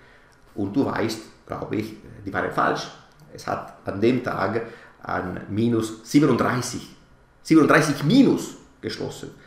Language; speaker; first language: German; non-native, fluent; Italian